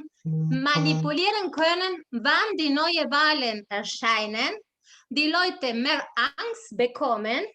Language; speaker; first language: German; non-native, fluent; Spanish